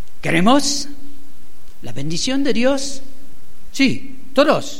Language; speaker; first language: Spanish; non-native, learner; French